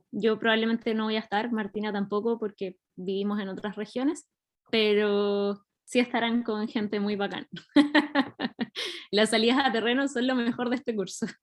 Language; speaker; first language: Spanish; native; Spanish